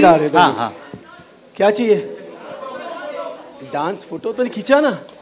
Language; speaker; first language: Hindi; native; Hindi